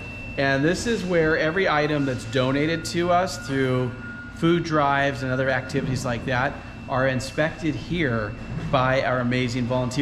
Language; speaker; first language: English; native; English